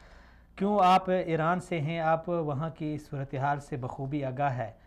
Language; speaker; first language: Urdu; native; Urdu